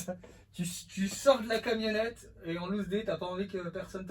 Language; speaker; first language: French; native; French